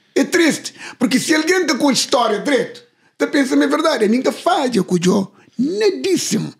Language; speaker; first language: Portuguese; non-native, local second language; Kabuverdianu